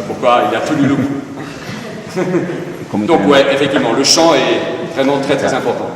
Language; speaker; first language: French; non-native, fluent; Spanish